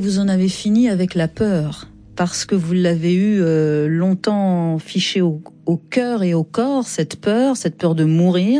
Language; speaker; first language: French; native; French